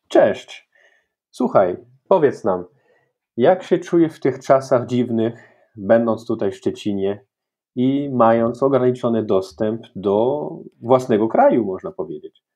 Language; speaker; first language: Polish; non-native, fluent; French